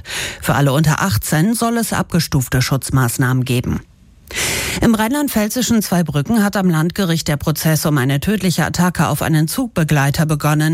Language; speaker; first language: German; native; German